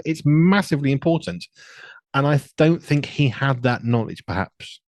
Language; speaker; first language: English; native; English